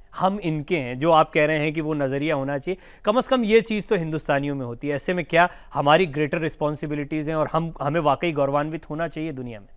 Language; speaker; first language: Hindi; native; Hindi